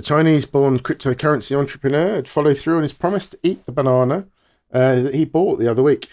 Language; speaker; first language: English; native; English